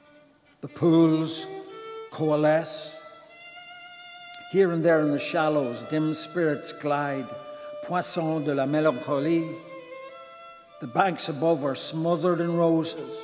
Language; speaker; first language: English; native; English